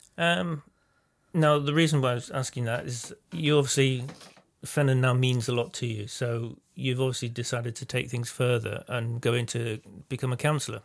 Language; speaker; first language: English; native; English